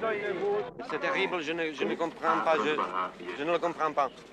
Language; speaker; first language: French; non-native, learner; Czech